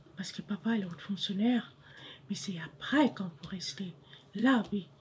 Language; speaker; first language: French; non-native, fluent; Khmer